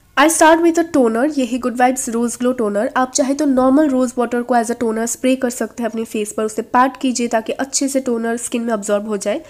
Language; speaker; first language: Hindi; non-native, local second language; Bangla